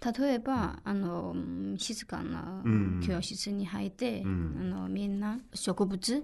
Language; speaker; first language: Japanese; non-native, learner; Chinese